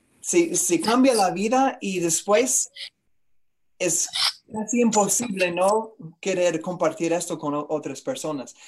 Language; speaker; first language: Spanish; non-native, learner; English